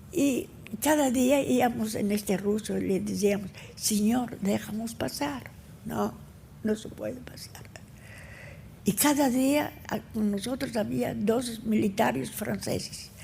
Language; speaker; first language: Spanish; early bilingual, heritage; Ladino